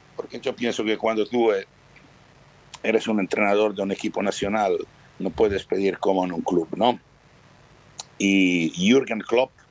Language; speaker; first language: Spanish; non-native, fluent; Italian